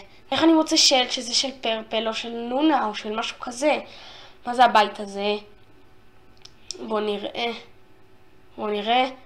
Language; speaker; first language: Hebrew; native; Hebrew